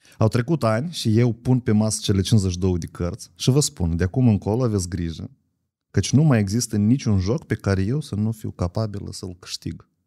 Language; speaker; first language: Romanian; native; Romanian